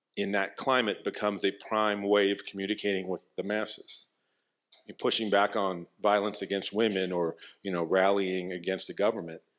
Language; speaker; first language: English; native; English